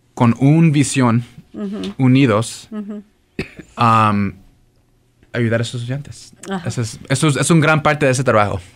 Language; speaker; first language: Spanish; early bilingual, heritage; Spanish